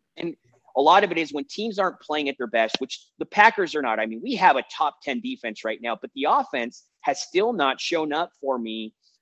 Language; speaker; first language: English; native; English